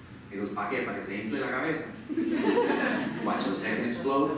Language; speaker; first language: Spanish; early bilingual, heritage; Spanish